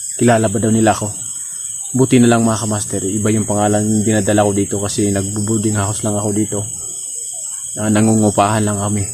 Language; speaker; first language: Filipino; non-native, local second language; Cebuano